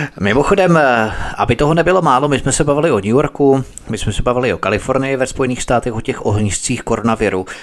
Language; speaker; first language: Czech; native; Czech